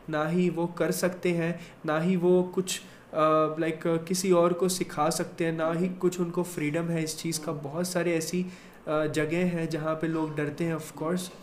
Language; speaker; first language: Hindi; native; Hindi